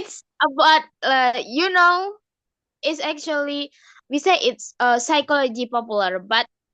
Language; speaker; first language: English; non-native, learner; Indonesian